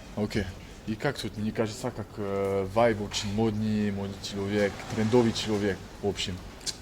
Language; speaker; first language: Russian; non-native, learner; French